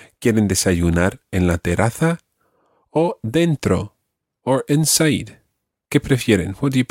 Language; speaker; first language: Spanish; non-native, fluent; English